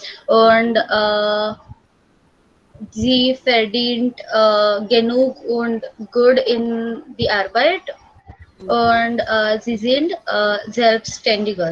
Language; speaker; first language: German; non-native, learner; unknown